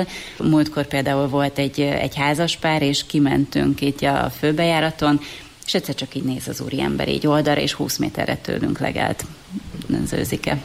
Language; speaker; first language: Hungarian; native; Hungarian